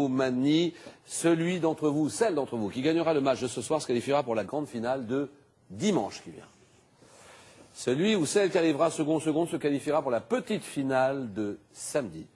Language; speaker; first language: French; native; French